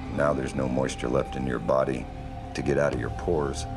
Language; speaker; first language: English; native; English